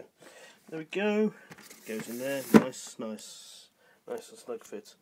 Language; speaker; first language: English; native; English